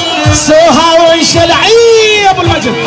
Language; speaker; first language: Arabic; native; Arabic